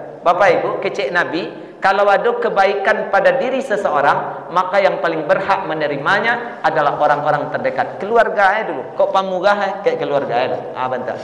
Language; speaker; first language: Malay; non-native, local second language; Minangkabau